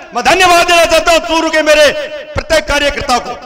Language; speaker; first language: Hindi; native; Hindi